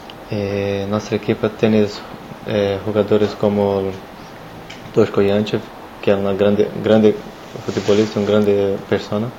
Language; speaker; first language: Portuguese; non-native, learner; Spanish